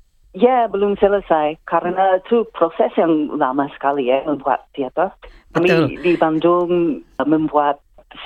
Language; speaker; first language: Indonesian; non-native, fluent; English